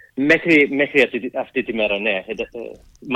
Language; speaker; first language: Greek; early bilingual, heritage; Greek